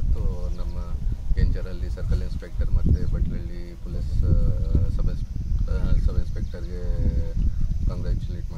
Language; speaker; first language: Kannada; non-native, learner; Hindi